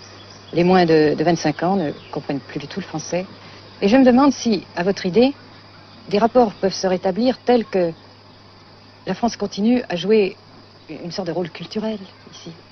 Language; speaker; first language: French; native; French